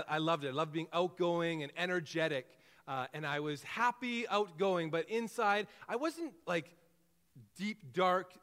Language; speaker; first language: English; native; English